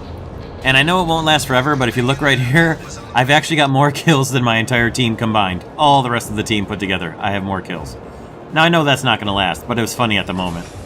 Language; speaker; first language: English; native; English